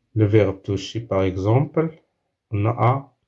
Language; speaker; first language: French; non-native, local second language; Arabic